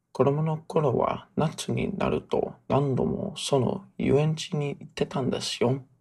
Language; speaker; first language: Japanese; non-native, learner; English